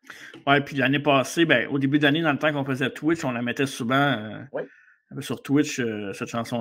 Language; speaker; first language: French; native; French